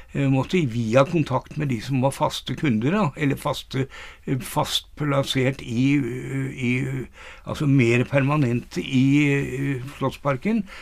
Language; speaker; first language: Norwegian; native; Norwegian